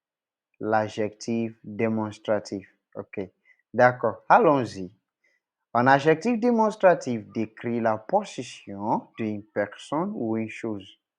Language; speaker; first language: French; non-native, local second language; English